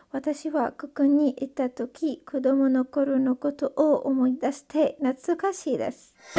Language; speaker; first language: Japanese; non-native, learner; Arabic